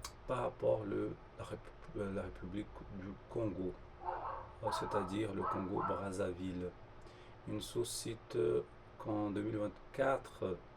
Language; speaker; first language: French; non-native, fluent; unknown